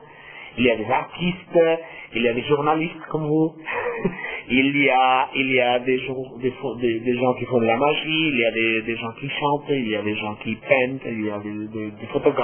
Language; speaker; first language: French; non-native, fluent; Spanish